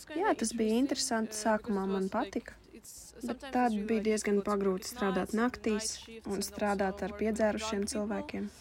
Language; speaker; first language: Latvian; non-native, fluent; Russian